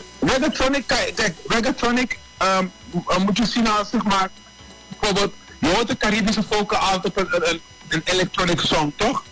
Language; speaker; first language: Dutch; native; Dutch